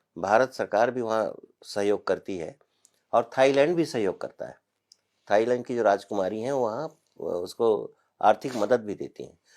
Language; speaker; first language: Hindi; native; Hindi